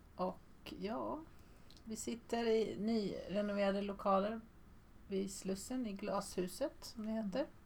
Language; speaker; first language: Swedish; native; Swedish